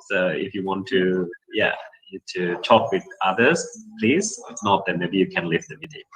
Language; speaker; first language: English; non-native, fluent; Indonesian